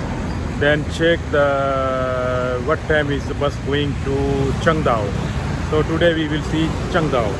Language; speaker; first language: English; non-native, learner; Urdu